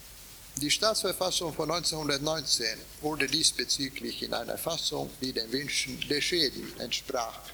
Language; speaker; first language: German; non-native, fluent; Swedish